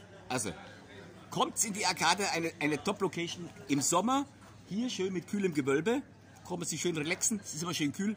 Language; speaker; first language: German; native; German